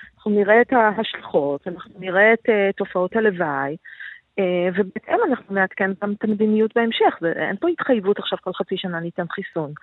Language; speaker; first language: Hebrew; native; Hebrew